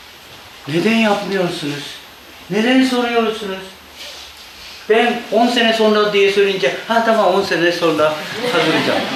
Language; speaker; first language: Turkish; non-native, learner; Japanese